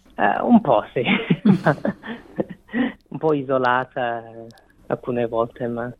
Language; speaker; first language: Italian; non-native, fluent; Korean